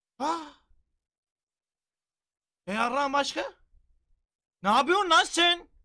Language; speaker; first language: Turkish; native; Turkish